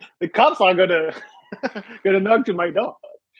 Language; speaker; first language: English; non-native, fluent; French